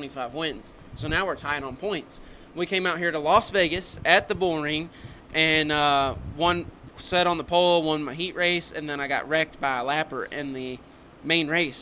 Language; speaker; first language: English; native; English